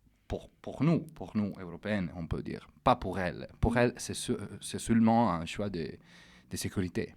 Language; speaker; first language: French; non-native, fluent; Italian